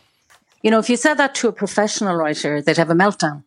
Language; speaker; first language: English; native; English